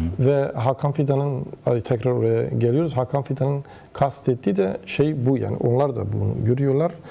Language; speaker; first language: Turkish; non-native, local second language; Kurdish